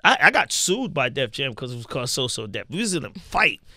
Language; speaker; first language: English; native; English